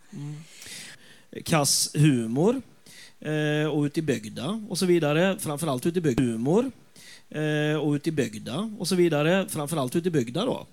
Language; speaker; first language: Swedish; native; Swedish